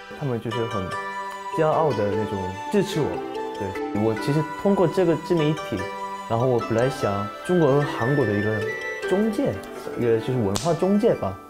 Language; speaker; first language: Chinese; non-native, fluent; Korean